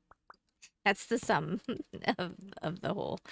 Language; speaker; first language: English; native; English